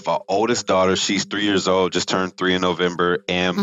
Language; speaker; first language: English; native; English